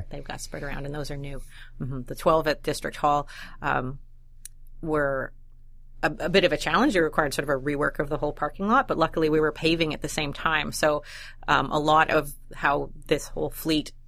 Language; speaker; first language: English; native; English